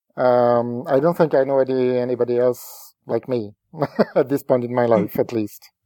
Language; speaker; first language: English; non-native, fluent; French